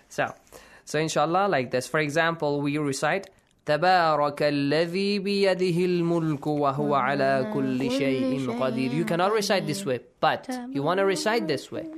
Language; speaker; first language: English; non-native, fluent; Persian